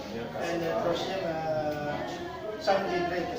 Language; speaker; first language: French; non-native, learner; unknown